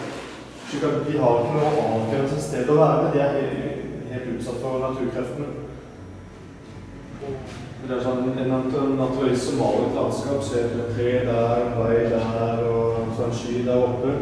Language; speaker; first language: Norwegian; native; Norwegian